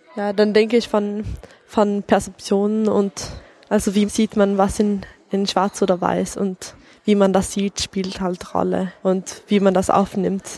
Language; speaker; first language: German; non-native, fluent; Swedish